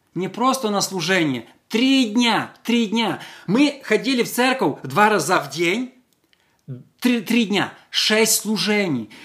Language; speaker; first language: Russian; non-native, local second language; Ukrainian